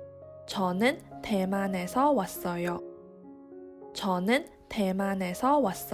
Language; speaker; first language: Korean; non-native, fluent; Chinese